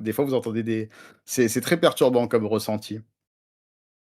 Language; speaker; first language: French; native; French